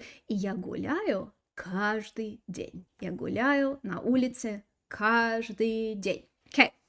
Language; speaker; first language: Russian; non-native, fluent; English